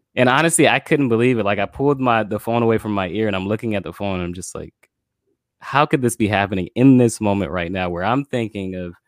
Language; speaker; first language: English; native; English